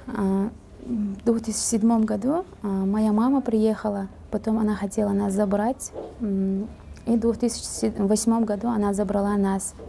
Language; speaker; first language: Russian; non-native, fluent; Uzbek